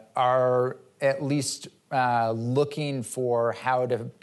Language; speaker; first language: English; native; English